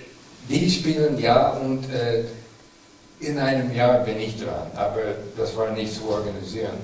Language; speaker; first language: German; non-native, fluent; English